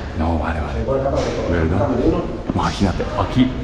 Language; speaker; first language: Spanish; non-native, learner; Japanese